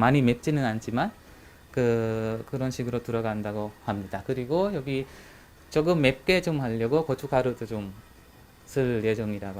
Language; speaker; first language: Korean; non-native, learner; Hungarian